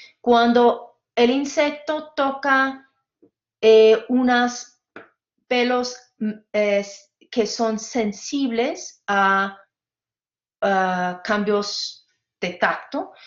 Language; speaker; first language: Spanish; non-native, fluent; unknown